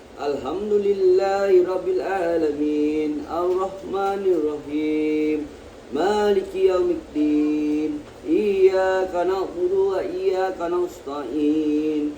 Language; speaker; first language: Malay; native; Malay